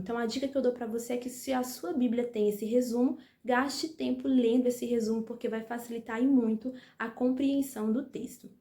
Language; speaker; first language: Portuguese; native; Portuguese